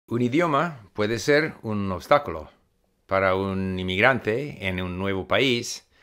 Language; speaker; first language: Spanish; non-native, fluent; English